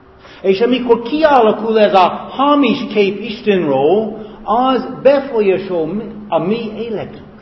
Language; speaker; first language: Hungarian; non-native, fluent; English